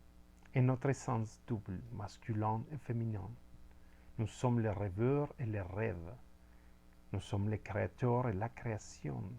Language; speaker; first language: French; non-native, fluent; Spanish